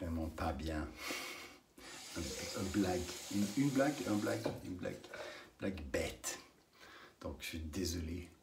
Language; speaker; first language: French; non-native, learner; English